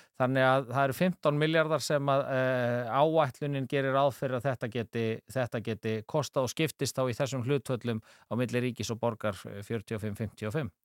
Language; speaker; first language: Icelandic; native; Icelandic